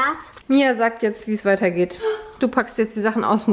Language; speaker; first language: German; native; German